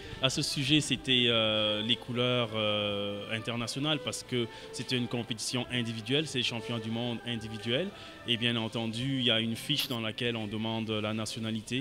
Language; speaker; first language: French; non-native, local second language; Wolof